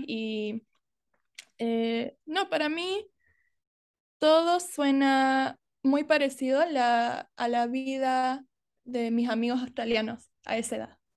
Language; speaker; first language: Spanish; early bilingual, heritage; Spanish